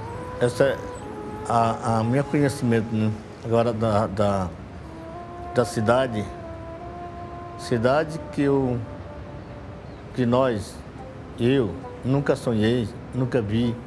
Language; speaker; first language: Portuguese; non-native, local second language; Yanomámi